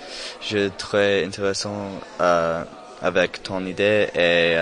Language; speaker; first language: French; non-native, learner; English